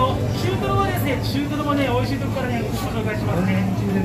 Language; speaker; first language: Japanese; native; Japanese